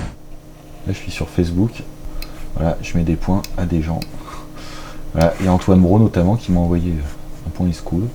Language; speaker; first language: French; native; French